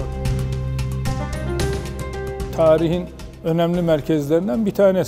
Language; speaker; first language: Turkish; native; Turkish